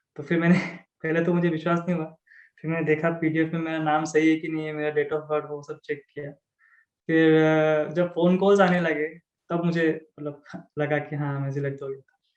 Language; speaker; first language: Hindi; non-native, local second language; Assamese